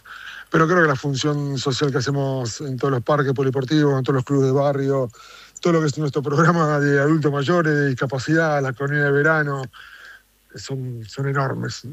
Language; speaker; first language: Spanish; native; Spanish